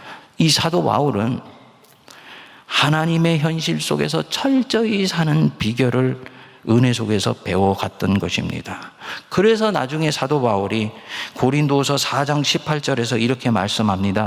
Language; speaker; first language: Korean; native; Korean